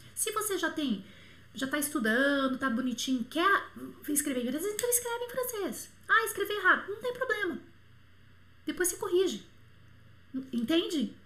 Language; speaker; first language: Portuguese; native; Portuguese